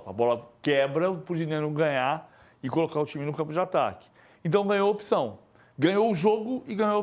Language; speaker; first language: Portuguese; native; Portuguese